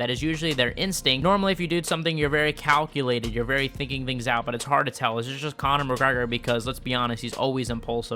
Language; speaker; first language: English; native; English